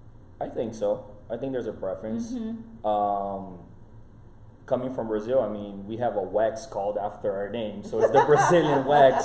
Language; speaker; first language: English; non-native, fluent; Portuguese